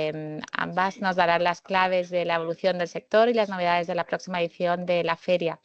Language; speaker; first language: Spanish; native; Spanish